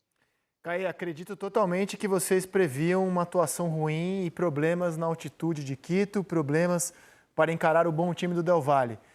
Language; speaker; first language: Portuguese; native; Portuguese